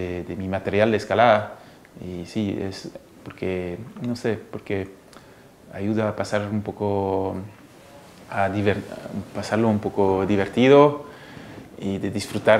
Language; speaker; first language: Spanish; early bilingual, heritage; Spanish